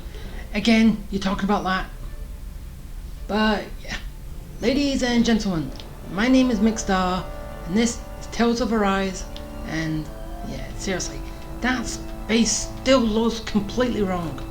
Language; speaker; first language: English; native; English